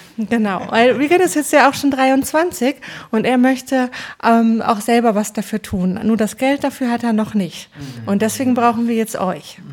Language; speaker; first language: German; native; German